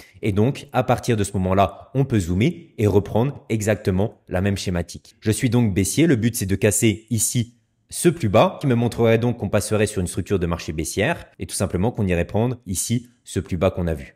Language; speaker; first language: French; native; French